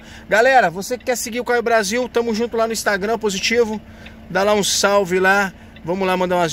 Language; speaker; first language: Portuguese; native; Portuguese